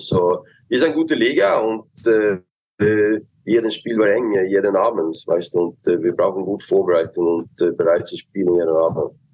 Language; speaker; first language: German; non-native, fluent; Swedish